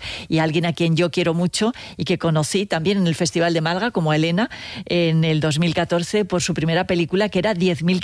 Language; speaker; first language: Spanish; native; Spanish